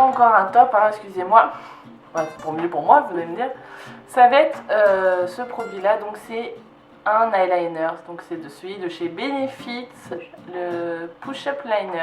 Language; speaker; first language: French; native; French